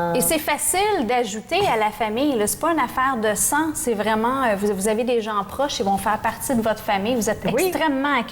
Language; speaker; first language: French; native; French